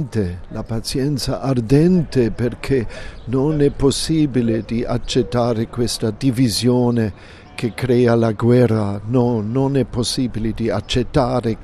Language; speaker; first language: Italian; non-native, fluent; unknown